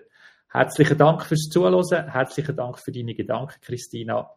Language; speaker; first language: German; native; German